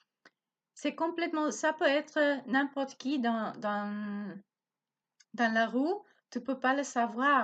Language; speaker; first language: French; non-native, learner; Spanish